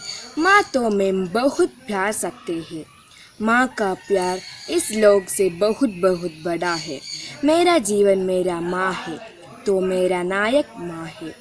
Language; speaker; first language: Hindi; non-native, local second language; Malayalam